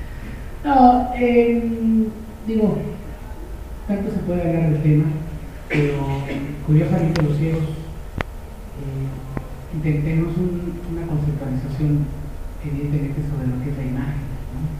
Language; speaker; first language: Spanish; native; Spanish